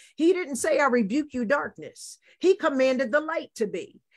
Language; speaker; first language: English; native; English